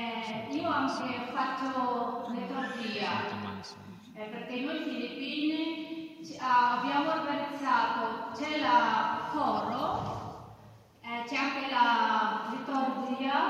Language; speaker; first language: Italian; non-native, learner; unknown